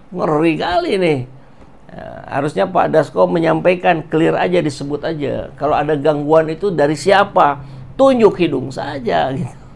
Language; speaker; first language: Indonesian; native; Indonesian